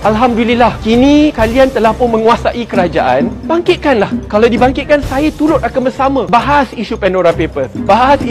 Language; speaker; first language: Malay; native; Malay